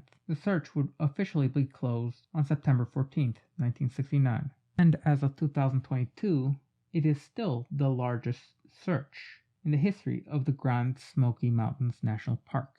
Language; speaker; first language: English; native; English